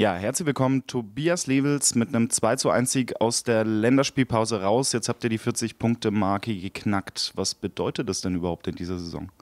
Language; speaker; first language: German; native; German